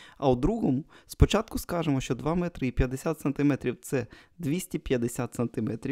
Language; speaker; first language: Ukrainian; non-native, local second language; Russian